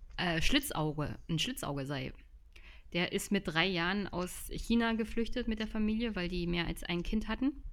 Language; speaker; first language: German; native; German